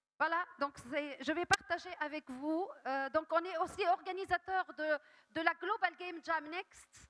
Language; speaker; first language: French; non-native, local second language; Arabic